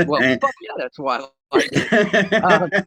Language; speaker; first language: English; native; English